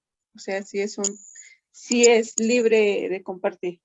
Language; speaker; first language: Spanish; native; Spanish